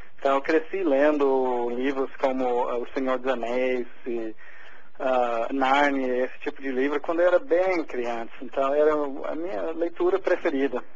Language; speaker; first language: Portuguese; non-native, fluent; English